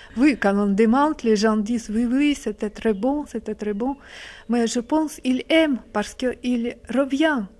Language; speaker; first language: French; non-native, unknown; Russian